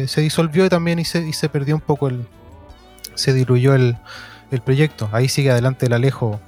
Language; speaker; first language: Spanish; native; Spanish